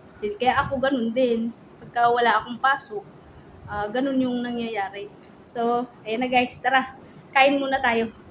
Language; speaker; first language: Filipino; native; Filipino